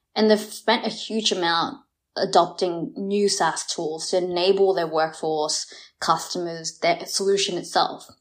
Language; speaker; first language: English; early bilingual, other home language; Vietnamese